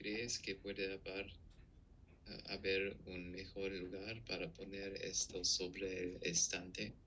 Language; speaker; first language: Spanish; non-native, learner; English